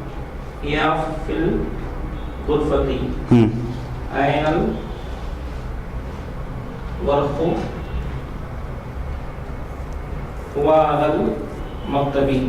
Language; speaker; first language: Arabic; non-native, learner; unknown